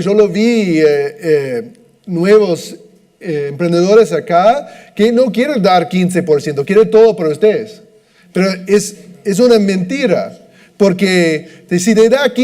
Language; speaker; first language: Spanish; non-native, fluent; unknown